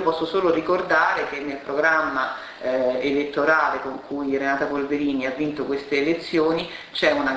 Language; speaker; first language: Italian; native; Italian